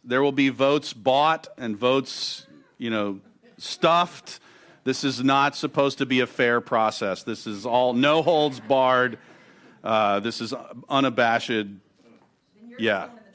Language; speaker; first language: English; native; English